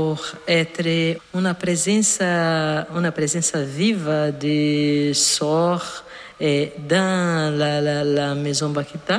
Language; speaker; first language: French; non-native, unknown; Portuguese